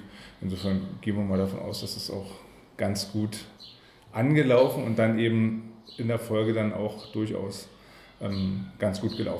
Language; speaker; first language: German; native; German